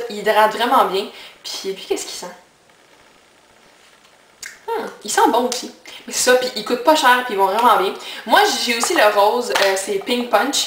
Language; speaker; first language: French; native; French